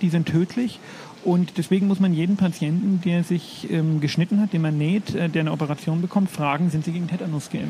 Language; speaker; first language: German; native; German